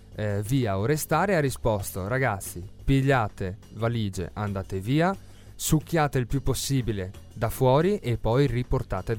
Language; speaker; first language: Italian; native; Italian